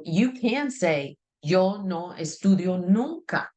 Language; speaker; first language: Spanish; non-native, fluent; English